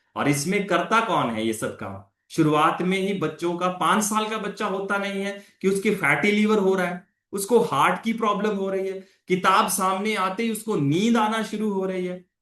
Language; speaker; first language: Hindi; non-native, local second language; Punjabi